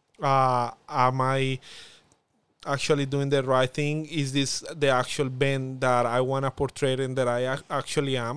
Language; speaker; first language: English; non-native, fluent; Spanish